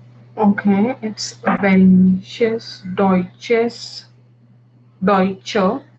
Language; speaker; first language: German; non-native, learner; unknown